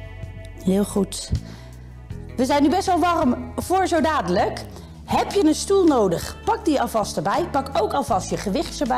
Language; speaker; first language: Dutch; native; Dutch